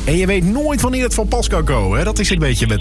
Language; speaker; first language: Dutch; native; Dutch